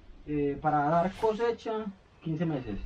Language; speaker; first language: Spanish; native; Spanish